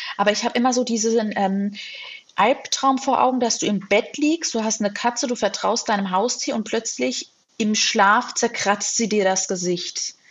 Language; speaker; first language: German; native; German